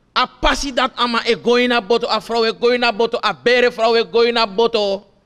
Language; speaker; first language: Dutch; non-native, local second language; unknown